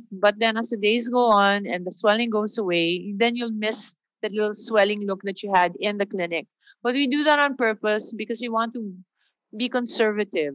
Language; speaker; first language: English; non-native, local second language; Filipino